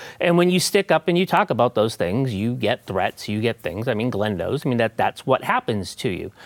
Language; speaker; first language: English; native; English